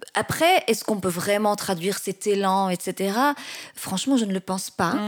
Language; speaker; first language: French; non-native, local second language; Arabic